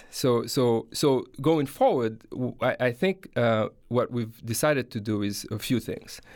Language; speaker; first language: English; non-native, fluent; Haitian Creole